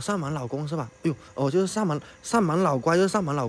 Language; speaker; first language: Chinese; native; Chinese